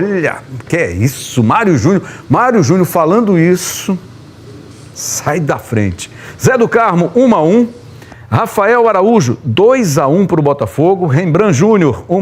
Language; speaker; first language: Portuguese; native; Portuguese